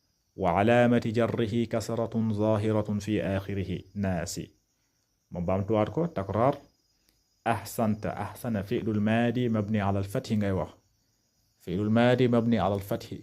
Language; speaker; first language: Arabic; non-native, fluent; Wolof